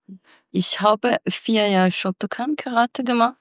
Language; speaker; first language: German; non-native, fluent; Swedish